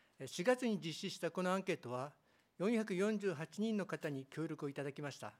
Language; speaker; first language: Japanese; native; Japanese